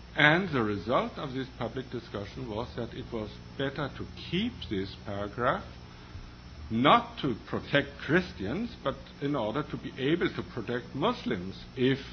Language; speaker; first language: English; non-native, fluent; Danish